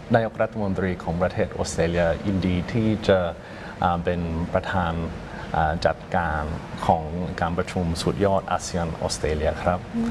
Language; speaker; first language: Thai; non-native, fluent; English